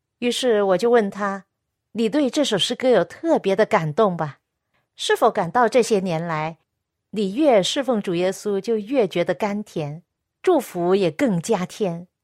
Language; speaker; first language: Chinese; non-native, local second language; Cantonese